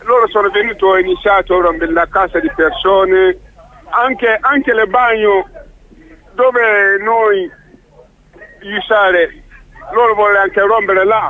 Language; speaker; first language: Italian; non-native, local second language; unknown